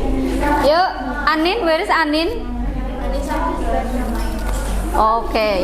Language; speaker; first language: English; non-native, fluent; Indonesian